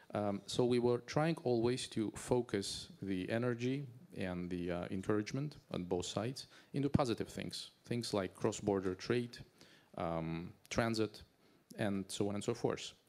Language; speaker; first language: English; non-native, fluent; Azerbaijani